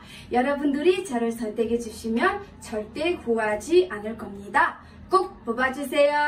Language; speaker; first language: Korean; non-native, learner; Mongolian